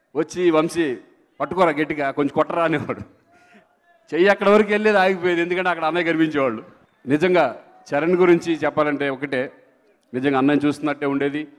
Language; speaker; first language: Telugu; native; Telugu